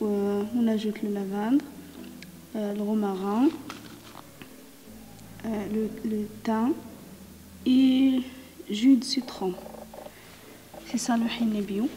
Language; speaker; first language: French; non-native, local second language; Arabic